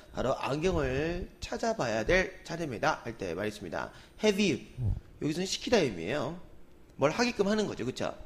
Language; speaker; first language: Korean; native; Korean